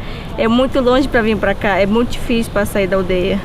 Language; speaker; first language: Portuguese; non-native, local second language; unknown